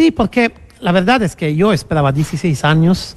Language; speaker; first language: Spanish; non-native, fluent; Italian